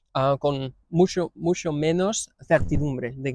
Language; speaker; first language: Spanish; non-native, fluent; English